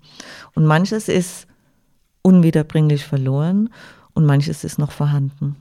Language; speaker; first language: German; native; German